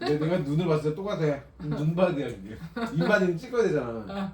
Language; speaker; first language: Korean; native; Korean